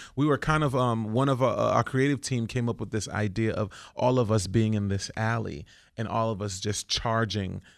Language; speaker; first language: English; early bilingual, other home language; Haitian Creole